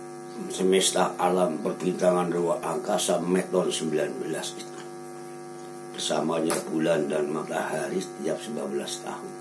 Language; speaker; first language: Indonesian; non-native, local second language; Javanese